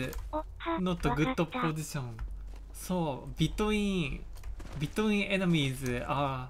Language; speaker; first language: English; non-native, learner; Japanese